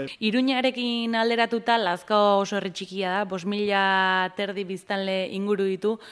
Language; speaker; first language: Basque; native; Basque